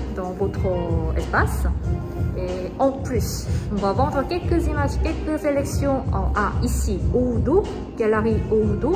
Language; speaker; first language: French; non-native, learner; Korean